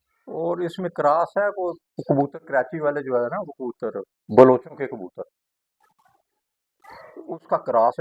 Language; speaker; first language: Hindi; non-native, local second language; Punjabi